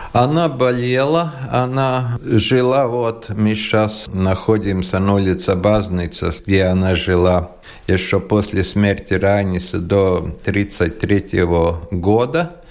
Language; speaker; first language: Russian; non-native, local second language; Latvian